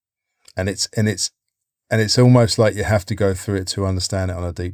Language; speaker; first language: English; native; English